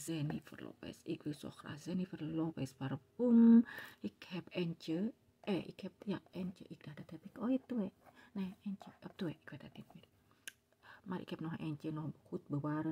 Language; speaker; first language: Dutch; non-native, learner; Indonesian